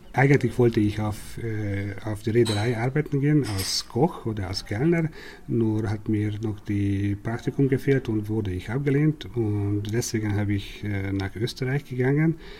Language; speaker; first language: German; non-native, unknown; Hungarian